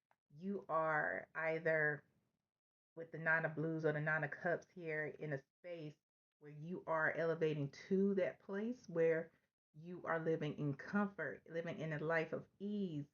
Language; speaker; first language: English; native; English